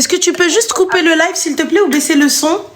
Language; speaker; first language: French; early bilingual, other home language; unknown